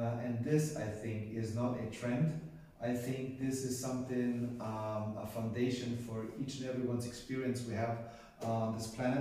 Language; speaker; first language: English; non-native, fluent; German